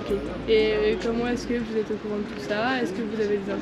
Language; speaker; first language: French; native; French